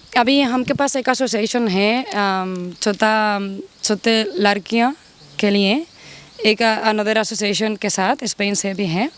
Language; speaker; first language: Hindi; non-native, learner; Spanish